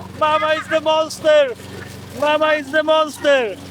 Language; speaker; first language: English; non-native, learner; Polish